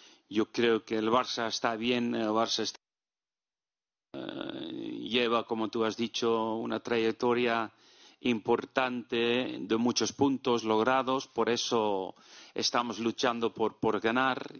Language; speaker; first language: Spanish; non-native, fluent; Dutch